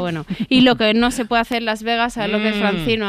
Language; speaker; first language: Spanish; native; Spanish